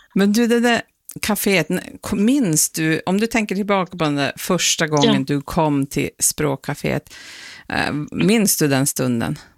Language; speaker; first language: Swedish; native; Swedish